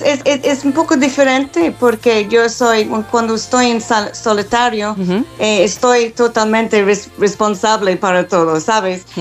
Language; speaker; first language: Spanish; non-native, fluent; English